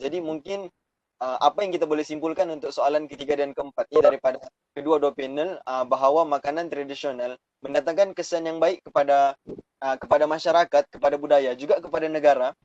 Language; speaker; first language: Malay; native; Malay